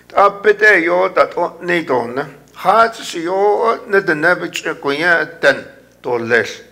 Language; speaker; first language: English; non-native, local second language; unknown